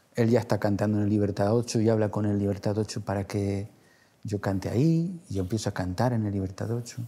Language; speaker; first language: Spanish; native; Spanish